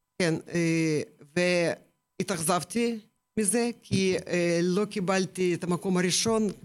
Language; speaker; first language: Hebrew; non-native, fluent; Russian